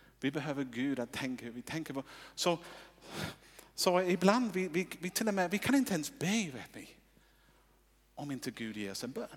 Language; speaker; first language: Swedish; non-native, fluent; English